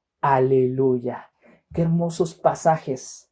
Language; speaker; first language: Spanish; native; Spanish